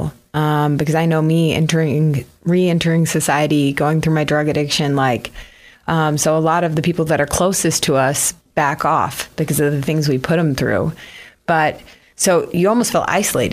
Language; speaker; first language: English; native; English